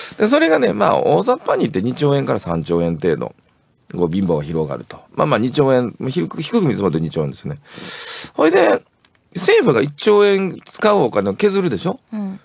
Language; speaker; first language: Japanese; native; Japanese